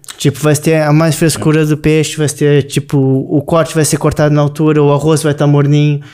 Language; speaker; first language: Portuguese; native; Portuguese